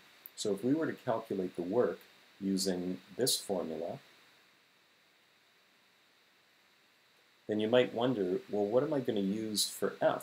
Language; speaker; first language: English; native; English